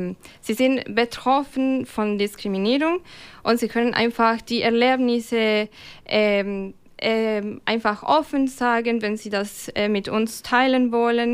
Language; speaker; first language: German; non-native, fluent; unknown